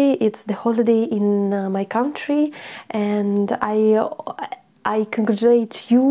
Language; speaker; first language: English; non-native, learner; Russian